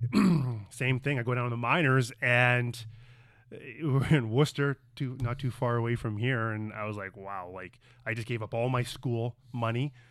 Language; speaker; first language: English; native; English